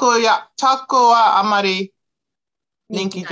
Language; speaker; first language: Japanese; non-native, learner; English